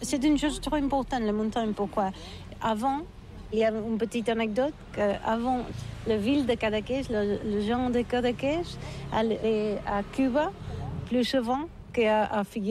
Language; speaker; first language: French; non-native, learner; Catalan